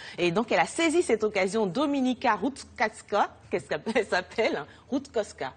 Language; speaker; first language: French; native; French